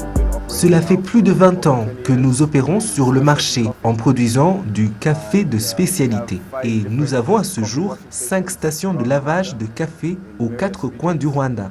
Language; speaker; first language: French; non-native, local second language; Kinyarwanda